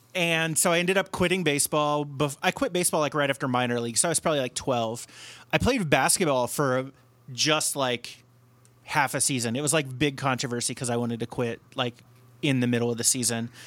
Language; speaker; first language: English; native; English